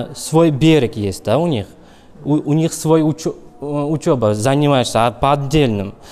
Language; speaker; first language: Russian; non-native, learner; Uzbek